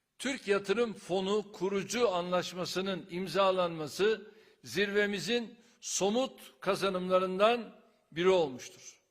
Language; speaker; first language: Turkish; native; Turkish